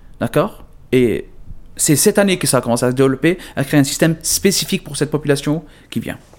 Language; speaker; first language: French; non-native, fluent; Arabic